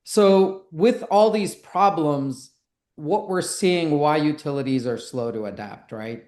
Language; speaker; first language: English; native; English